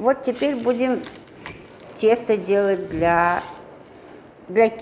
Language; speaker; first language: Russian; native; Russian